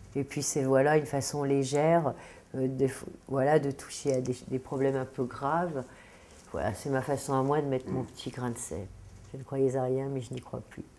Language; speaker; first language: French; native; French